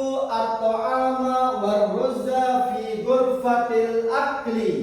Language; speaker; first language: Arabic; non-native, fluent; Indonesian